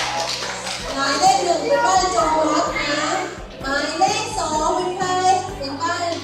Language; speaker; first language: Thai; non-native, local second language; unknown